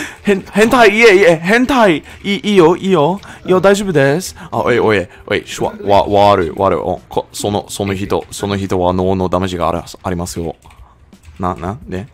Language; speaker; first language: Japanese; non-native, learner; English